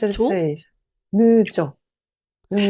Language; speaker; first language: Korean; non-native, learner; Japanese